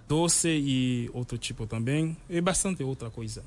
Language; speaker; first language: Portuguese; non-native, learner; Haitian Creole